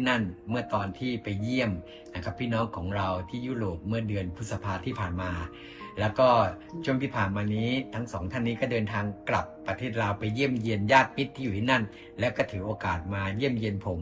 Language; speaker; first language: Thai; native; Thai